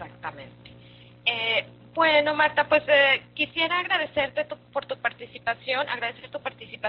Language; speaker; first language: Spanish; native; Spanish